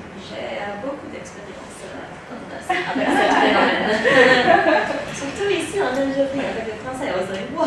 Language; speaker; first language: French; non-native, fluent; English